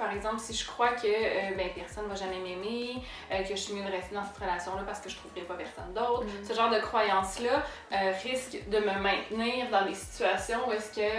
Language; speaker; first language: French; native; French